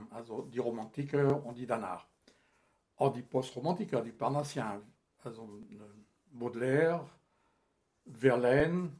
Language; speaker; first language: German; non-native, fluent; French